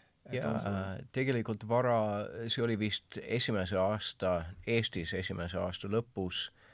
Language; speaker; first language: Estonian; non-native, fluent; English